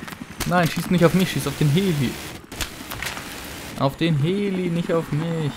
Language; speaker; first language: German; native; German